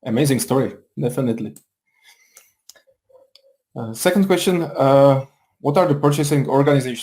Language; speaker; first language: English; non-native, fluent; Czech